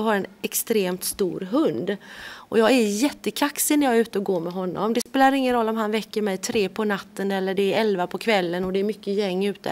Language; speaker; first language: Swedish; native; Swedish